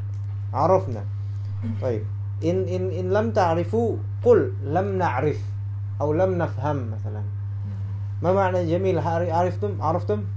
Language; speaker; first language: Arabic; non-native, fluent; Indonesian